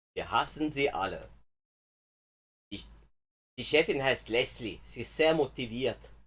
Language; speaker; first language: German; non-native, fluent; English